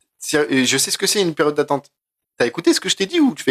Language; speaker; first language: French; native; French